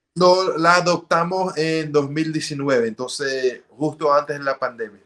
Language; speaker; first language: Spanish; early bilingual, heritage; Spanish